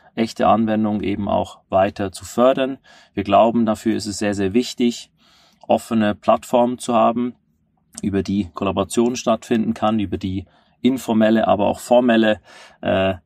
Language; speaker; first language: German; native; German